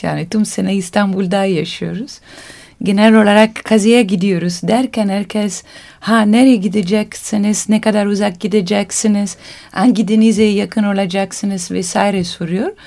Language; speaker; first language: Turkish; non-native, learner; Italian